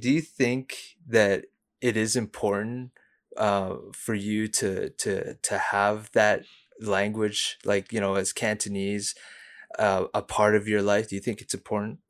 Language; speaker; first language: English; early bilingual, other home language; Cantonese